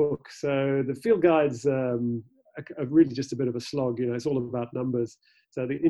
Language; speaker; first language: English; native; English